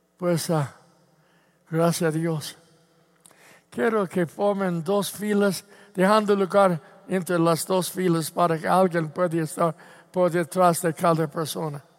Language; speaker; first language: Spanish; non-native, fluent; English